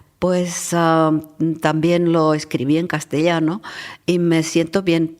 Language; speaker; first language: Spanish; non-native, fluent; Czech